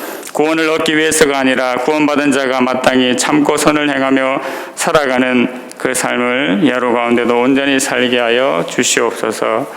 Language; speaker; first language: Korean; native; Korean